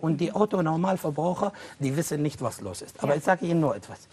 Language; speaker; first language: German; non-native, fluent; Arabic